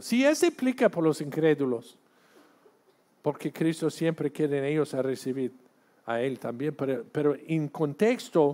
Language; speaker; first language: Spanish; non-native, fluent; English